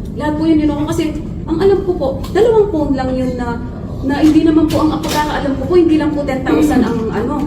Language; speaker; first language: Filipino; native; Filipino